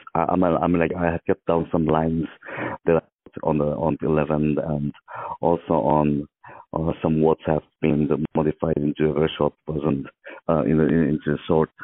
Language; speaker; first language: English; non-native, local second language; Mizo